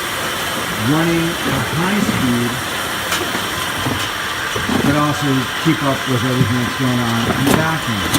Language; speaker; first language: English; native; English